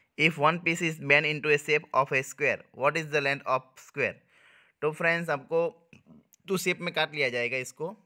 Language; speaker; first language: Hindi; non-native, local second language; Gujarati